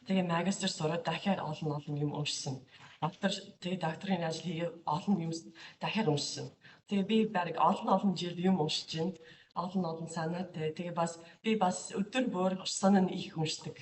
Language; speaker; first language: Mongolian; non-native, fluent; English